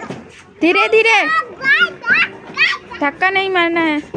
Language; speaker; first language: Hindi; non-native, local second language; Bangla